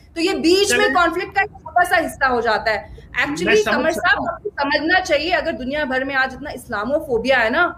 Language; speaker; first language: Hindi; native; Hindi